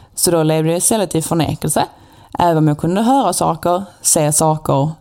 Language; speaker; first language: Swedish; native; Swedish